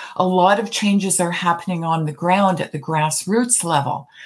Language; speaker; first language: English; native; English